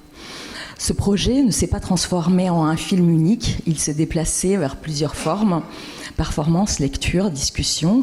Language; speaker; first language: French; non-native, fluent; Russian